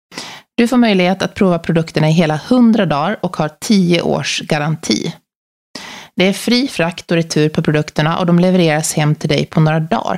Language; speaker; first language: Swedish; native; Swedish